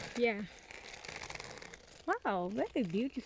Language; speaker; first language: English; non-native, learner; Thai